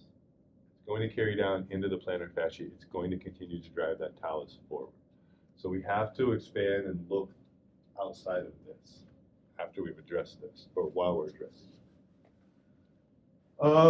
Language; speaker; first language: English; native; English